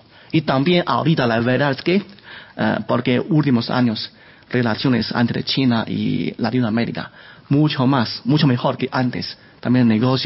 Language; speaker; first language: Spanish; non-native, learner; Chinese